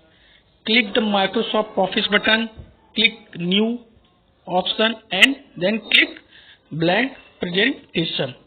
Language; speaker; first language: English; non-native, local second language; Hindi